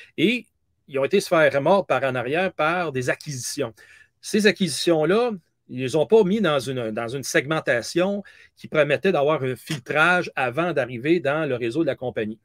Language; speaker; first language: French; native; French